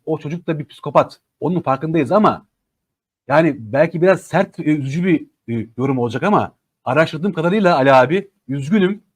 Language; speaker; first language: Turkish; native; Turkish